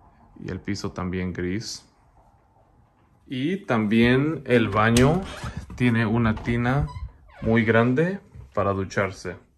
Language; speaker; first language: Spanish; non-native, learner; English